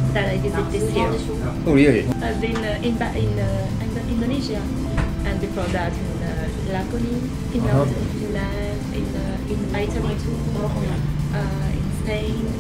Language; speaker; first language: English; non-native, learner; French